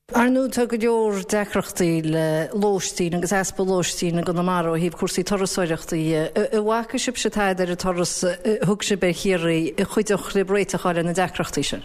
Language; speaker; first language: Irish; native; Irish